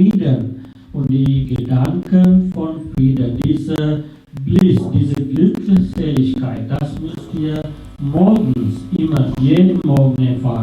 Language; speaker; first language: German; non-native, fluent; Sinhala